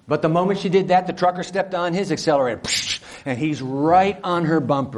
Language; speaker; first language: English; early bilingual, other home language; Japanese